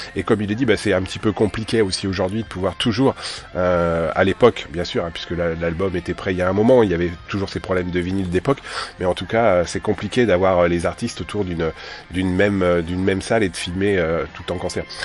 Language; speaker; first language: French; native; French